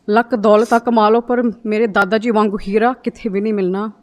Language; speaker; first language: Punjabi; early bilingual, heritage; Punjabi